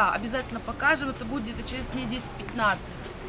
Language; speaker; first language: Russian; native; Russian